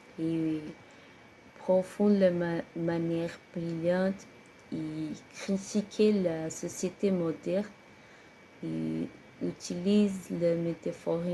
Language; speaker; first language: French; non-native, learner; Portuguese